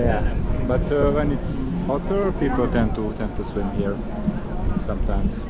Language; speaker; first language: English; non-native, fluent; Hungarian